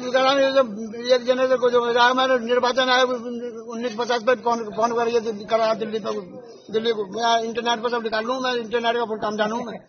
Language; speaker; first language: Hindi; native; Hindi